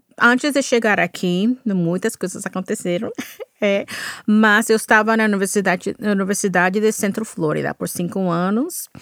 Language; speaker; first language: Portuguese; non-native, fluent; English